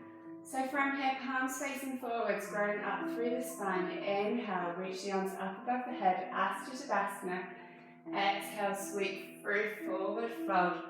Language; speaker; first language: English; native; English